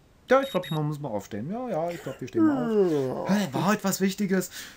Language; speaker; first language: German; native; German